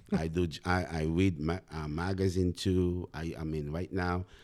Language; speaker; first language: English; non-native, fluent; Haitian Creole